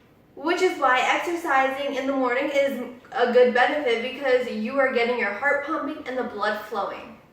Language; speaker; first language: English; native; English